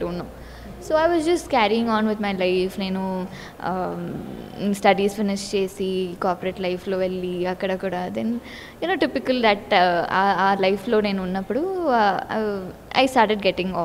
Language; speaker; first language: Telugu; non-native, learner; Tamil